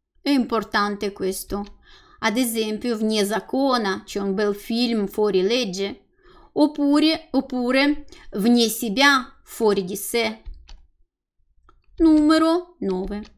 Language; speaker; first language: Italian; non-native, fluent; Russian